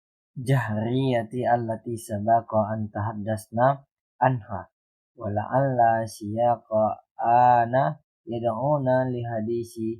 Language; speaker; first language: Arabic; non-native, learner; Indonesian